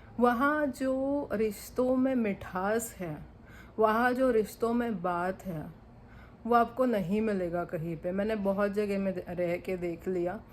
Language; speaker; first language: Hindi; non-native, local second language; Bangla